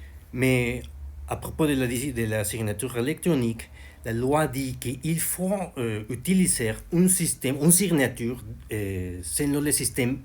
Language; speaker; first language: French; non-native, learner; Spanish